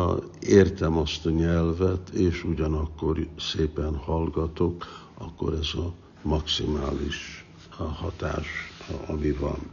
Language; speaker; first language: Hungarian; early bilingual, heritage; Hungarian